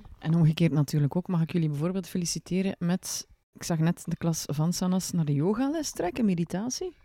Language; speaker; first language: Dutch; native; Dutch